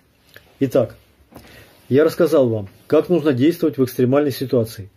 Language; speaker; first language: Russian; native; Russian